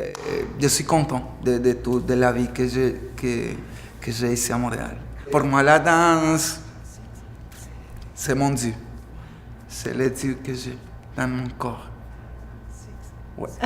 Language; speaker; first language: French; non-native, fluent; Spanish